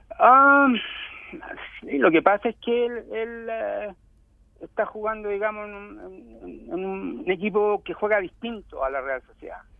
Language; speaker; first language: Spanish; native; Spanish